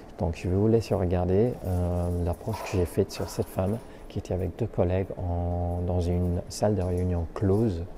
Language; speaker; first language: French; native; French